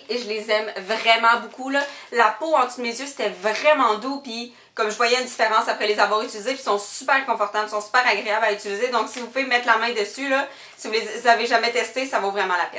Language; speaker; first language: French; native; French